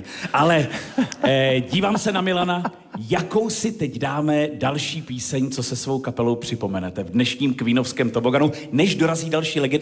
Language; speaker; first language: Czech; native; Czech